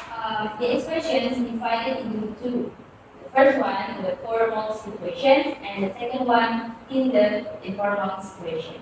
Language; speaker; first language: English; non-native, fluent; Indonesian